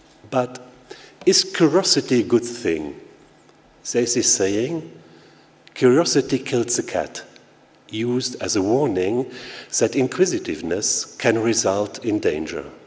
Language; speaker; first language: English; non-native, fluent; Luxembourgish